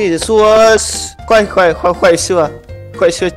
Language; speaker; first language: Chinese; non-native, learner; Vietnamese